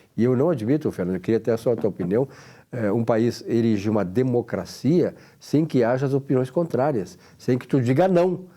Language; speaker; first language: Portuguese; native; Portuguese